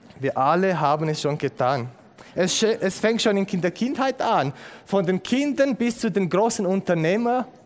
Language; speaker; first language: German; non-native, fluent; Romanian